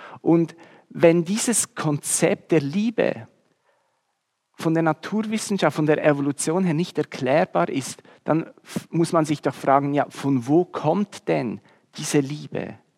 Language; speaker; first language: German; native; German